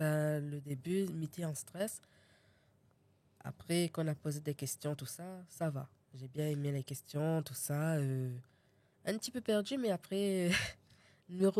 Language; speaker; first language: French; non-native, learner; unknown